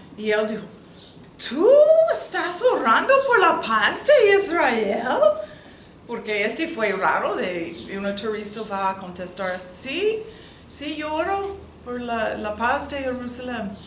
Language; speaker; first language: Spanish; non-native, learner; English